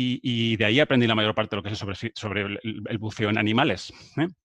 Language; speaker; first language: Spanish; native; Spanish